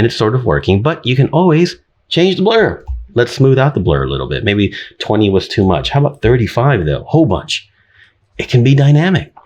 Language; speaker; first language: English; native; English